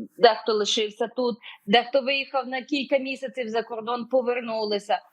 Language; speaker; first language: Ukrainian; native; Ukrainian